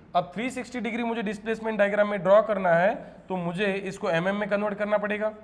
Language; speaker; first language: Hindi; non-native, local second language; Marathi